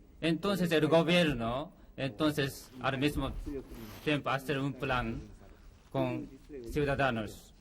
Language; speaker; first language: Spanish; non-native, learner; Japanese